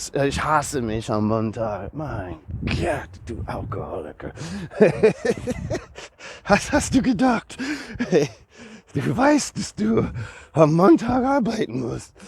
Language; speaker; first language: German; non-native, learner; English